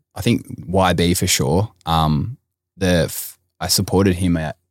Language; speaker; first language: English; native; English